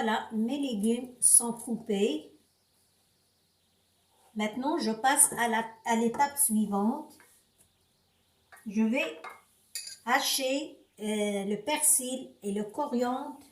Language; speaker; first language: French; non-native, local second language; Arabic